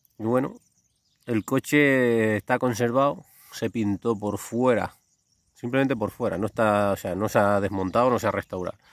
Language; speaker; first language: Spanish; native; Spanish